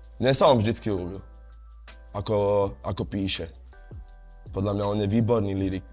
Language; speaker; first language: Slovak; early bilingual, other home language; Italian